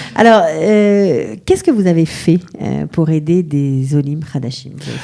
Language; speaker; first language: French; native; French